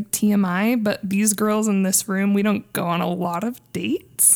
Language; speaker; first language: English; native; English